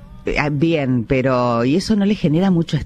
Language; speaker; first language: Spanish; native; Spanish